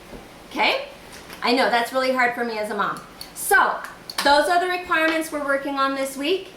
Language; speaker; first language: English; native; English